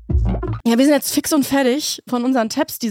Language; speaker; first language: German; native; German